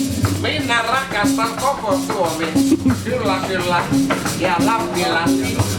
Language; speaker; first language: Finnish; non-native, learner; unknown